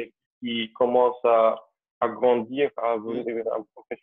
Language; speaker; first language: French; non-native, local second language; Dutch